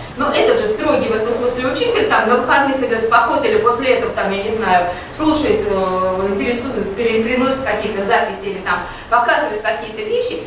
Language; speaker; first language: Russian; native; Russian